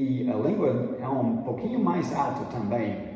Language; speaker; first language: Portuguese; non-native, fluent; English